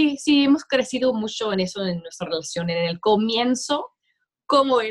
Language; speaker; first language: Spanish; non-native, fluent; English